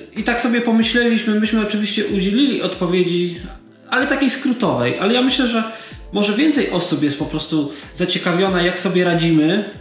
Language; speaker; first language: Polish; native; Polish